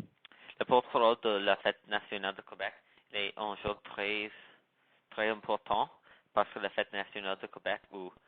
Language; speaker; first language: French; non-native, learner; English